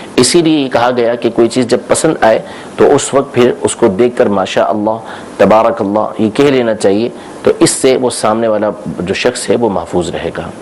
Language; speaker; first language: Urdu; native; Urdu